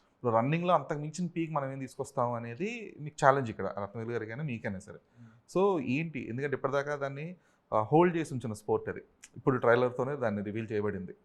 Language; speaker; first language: Telugu; native; Telugu